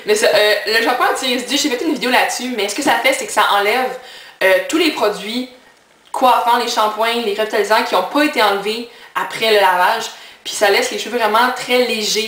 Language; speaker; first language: French; native; French